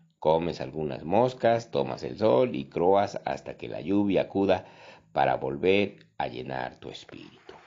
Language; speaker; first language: Spanish; native; Spanish